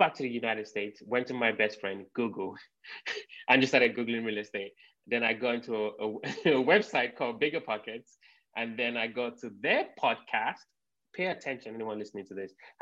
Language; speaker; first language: English; native; English